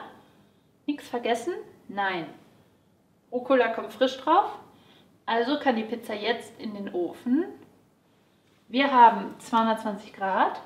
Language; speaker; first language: German; native; German